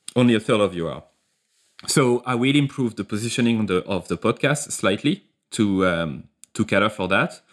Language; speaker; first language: English; non-native, fluent; French